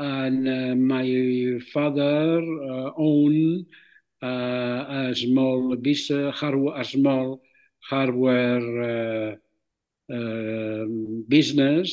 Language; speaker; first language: English; non-native, fluent; Catalan